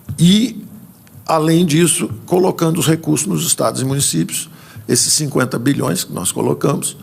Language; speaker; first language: Portuguese; native; Portuguese